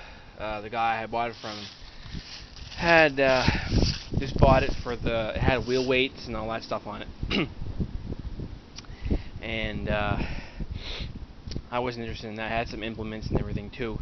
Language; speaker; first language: English; native; English